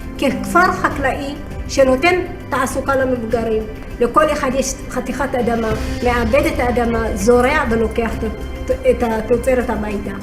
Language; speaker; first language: Hebrew; early bilingual, other home language; Amharic